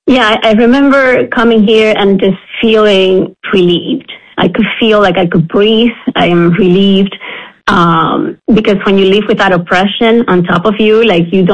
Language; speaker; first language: English; non-native, fluent; Spanish